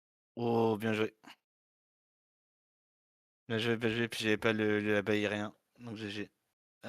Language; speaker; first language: French; native; French